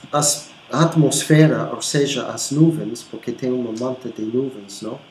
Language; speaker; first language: Portuguese; non-native, fluent; English